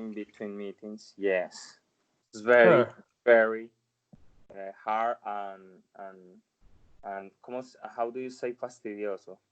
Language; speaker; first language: English; non-native, learner; Spanish